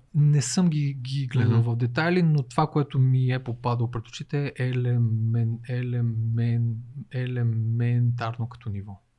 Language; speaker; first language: Bulgarian; native; Bulgarian